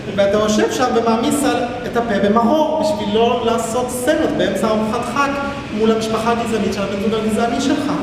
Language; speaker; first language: Hebrew; non-native, local second language; Arabic